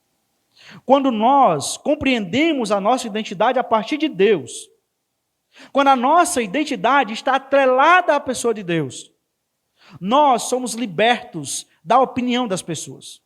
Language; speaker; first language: Portuguese; native; Portuguese